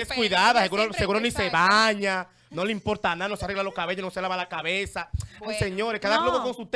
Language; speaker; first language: Spanish; native; Spanish